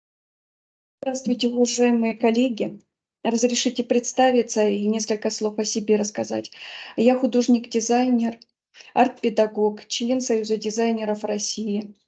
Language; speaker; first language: Russian; native; Russian